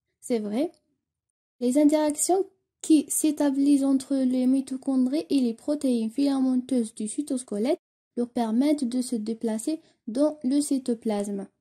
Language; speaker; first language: French; non-native, local second language; Arabic